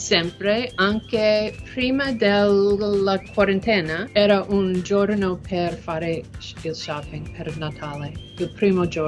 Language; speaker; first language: Italian; non-native, learner; English